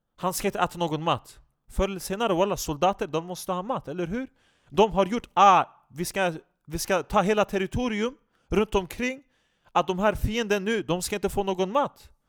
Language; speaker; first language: Swedish; non-native, fluent; Turkish